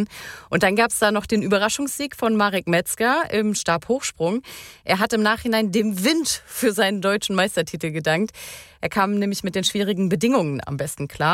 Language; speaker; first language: German; native; German